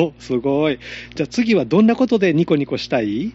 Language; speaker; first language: Japanese; native; Japanese